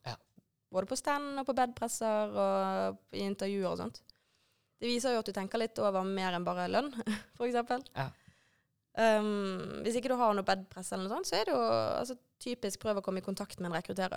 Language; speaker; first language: Norwegian; native; Norwegian